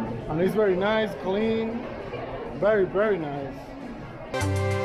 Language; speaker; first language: English; native; English